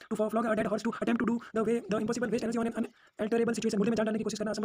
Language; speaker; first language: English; non-native, local second language; Hindi